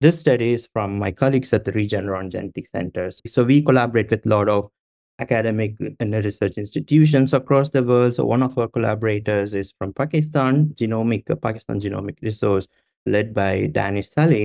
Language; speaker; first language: English; non-native, local second language; Tamil